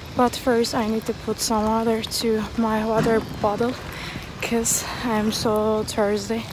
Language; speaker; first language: English; non-native, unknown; Turkish